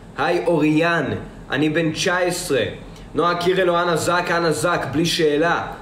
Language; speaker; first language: Hebrew; early bilingual, other home language; Russian